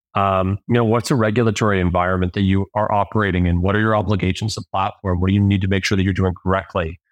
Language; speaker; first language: English; native; English